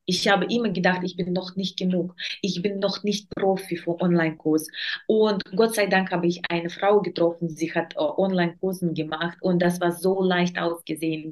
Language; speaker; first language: German; non-native, learner; Russian